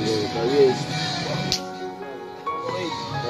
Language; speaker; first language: Spanish; non-native, learner; Haitian Creole